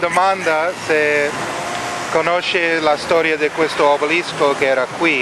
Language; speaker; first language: Italian; non-native, learner; English